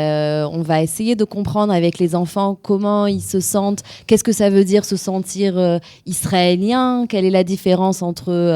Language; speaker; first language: French; native; French